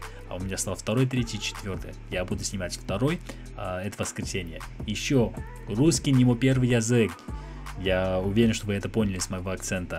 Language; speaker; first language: Russian; non-native, fluent; English